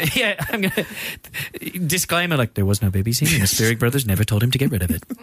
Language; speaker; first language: English; native; English